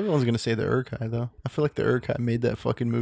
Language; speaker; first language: English; native; English